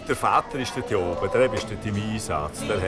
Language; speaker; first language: German; native; German